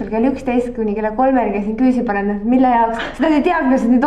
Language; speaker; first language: Estonian; native; Estonian